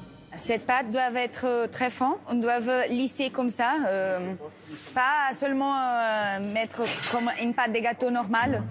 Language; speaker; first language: French; non-native, learner; Portuguese